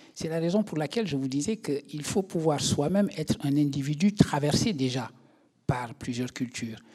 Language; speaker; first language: French; non-native, local second language; Wolof